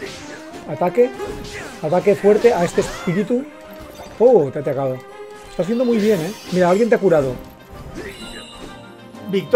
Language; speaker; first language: Spanish; native; Spanish